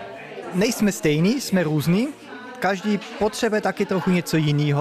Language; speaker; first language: Czech; early bilingual, heritage; Czech